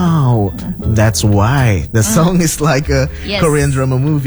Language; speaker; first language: English; non-native, learner; Indonesian